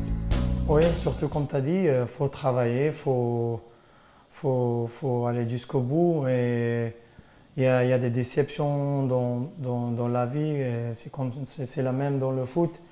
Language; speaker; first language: French; non-native, fluent; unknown